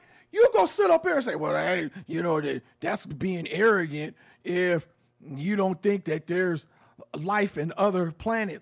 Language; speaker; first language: English; native; English